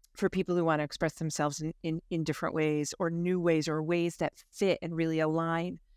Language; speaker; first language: English; native; English